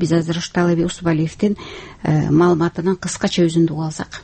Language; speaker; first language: Kyrgyz; native; Kyrgyz